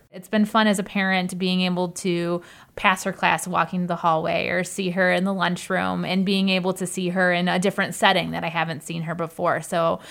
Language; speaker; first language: English; native; English